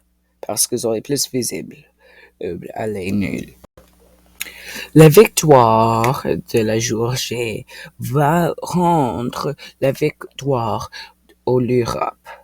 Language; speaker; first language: French; non-native, local second language; English